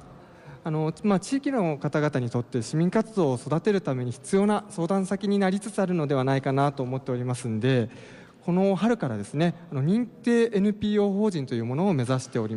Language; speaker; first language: Japanese; native; Japanese